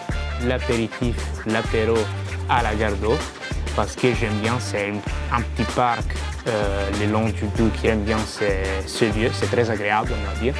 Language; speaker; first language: French; non-native, fluent; Italian